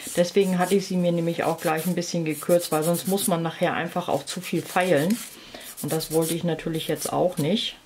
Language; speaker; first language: German; native; German